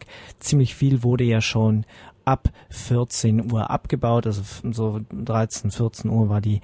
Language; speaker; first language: German; native; German